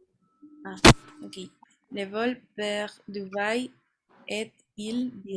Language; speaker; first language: French; non-native, learner; Spanish